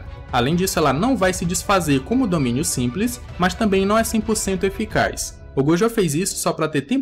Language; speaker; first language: Portuguese; native; Portuguese